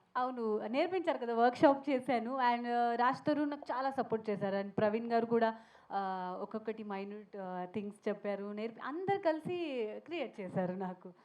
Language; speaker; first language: Telugu; non-native, learner; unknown